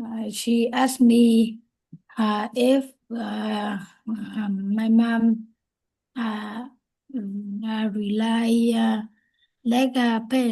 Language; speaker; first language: English; non-native, learner; Vietnamese